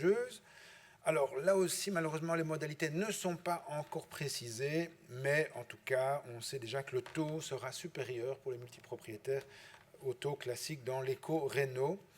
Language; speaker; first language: French; native; French